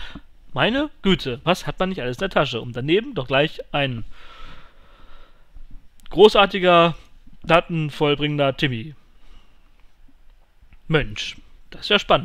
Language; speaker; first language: German; native; German